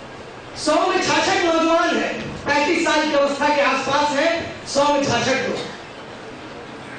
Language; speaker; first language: Hindi; native; Hindi